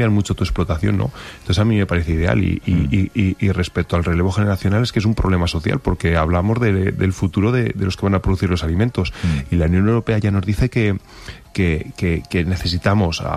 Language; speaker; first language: Spanish; native; Spanish